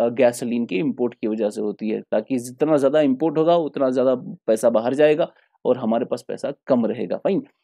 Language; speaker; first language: Hindi; non-native, local second language; Kashmiri